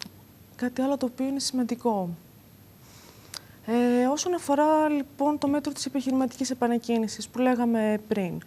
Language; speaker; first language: Greek; native; Greek